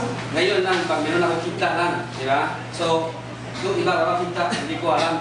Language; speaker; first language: Filipino; non-native, learner; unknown